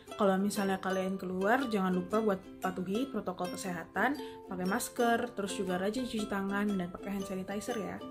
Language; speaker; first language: Indonesian; native; Indonesian